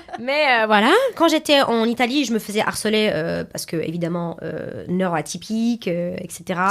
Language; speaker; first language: French; non-native, fluent; Arabic